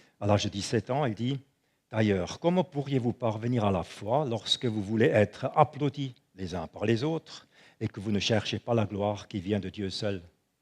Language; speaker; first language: French; non-native, local second language; German